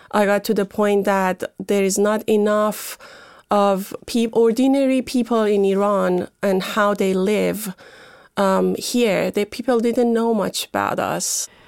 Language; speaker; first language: English; non-native, fluent; Persian